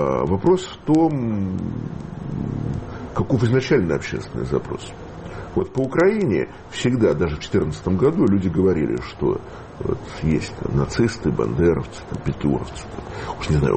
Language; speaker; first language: Russian; native; Russian